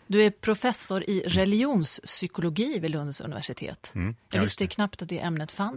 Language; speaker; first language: Swedish; native; Swedish